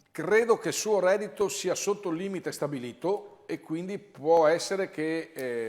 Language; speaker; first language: Italian; native; Italian